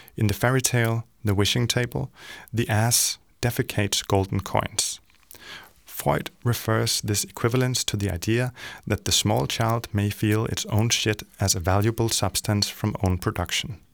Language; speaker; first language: English; non-native, fluent; Danish